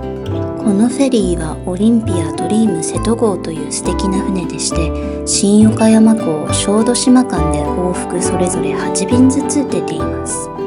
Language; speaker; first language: Japanese; native; Japanese